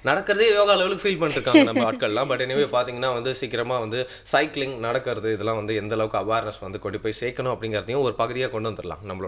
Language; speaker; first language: Tamil; native; Tamil